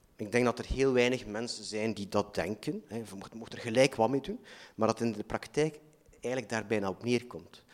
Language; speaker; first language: Dutch; native; Dutch